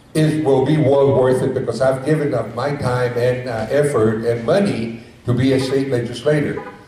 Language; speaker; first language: English; early bilingual, other home language; Spanish